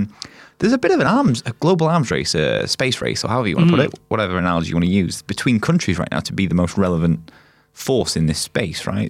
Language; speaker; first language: English; native; English